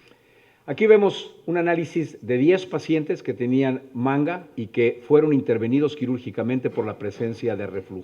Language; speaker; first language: Spanish; native; Spanish